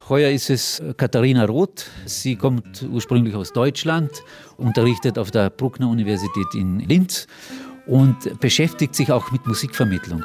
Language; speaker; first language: German; non-native, local second language; Slovenian